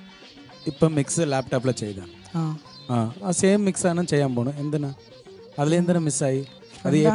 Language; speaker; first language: Malayalam; non-native, learner; Tamil